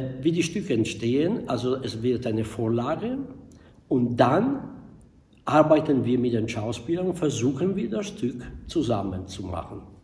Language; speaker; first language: German; non-native, fluent; Italian